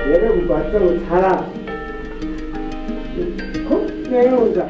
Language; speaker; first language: Nepali; non-native, local second language; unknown